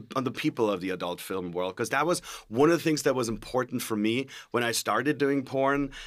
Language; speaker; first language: English; non-native, fluent; German